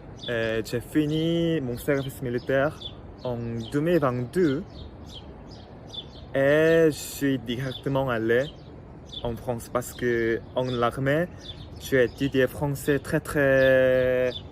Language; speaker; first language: French; non-native, fluent; Korean